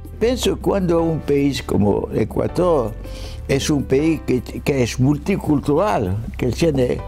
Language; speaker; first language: Spanish; non-native, fluent; French